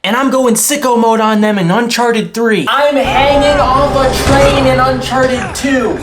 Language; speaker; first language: English; native; English